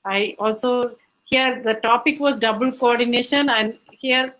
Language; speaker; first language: English; non-native, local second language; Tamil